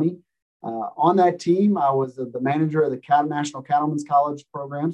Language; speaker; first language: English; native; English